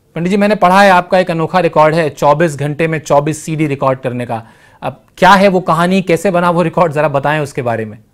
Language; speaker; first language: Hindi; native; Hindi